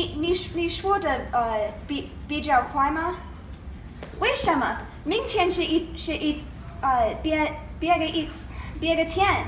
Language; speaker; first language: Chinese; non-native, learner; English